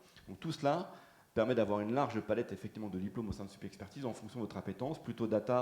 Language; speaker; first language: French; native; French